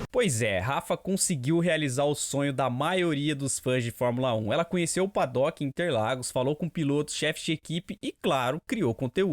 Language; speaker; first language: Portuguese; native; Portuguese